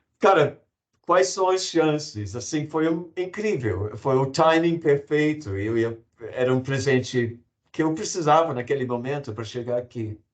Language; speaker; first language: Portuguese; non-native, fluent; English